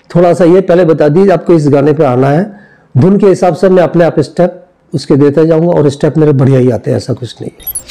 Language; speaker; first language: Hindi; native; Hindi